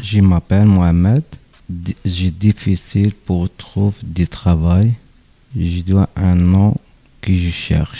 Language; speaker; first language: French; non-native, learner; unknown